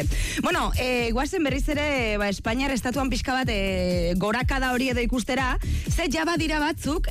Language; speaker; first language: Basque; native; Basque